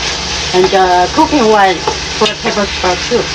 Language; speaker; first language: English; non-native, learner; Chinese